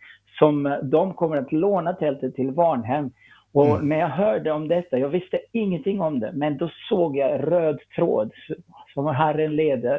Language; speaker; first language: Swedish; non-native, fluent; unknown